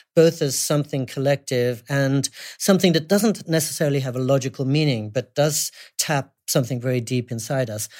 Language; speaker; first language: English; native; English